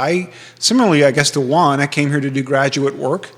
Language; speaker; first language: English; native; English